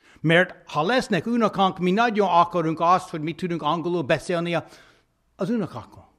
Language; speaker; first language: Hungarian; non-native, fluent; English